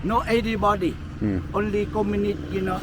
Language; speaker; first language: English; non-native, learner; Vietnamese